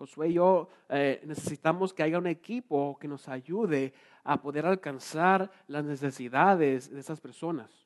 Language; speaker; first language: Spanish; non-native, fluent; English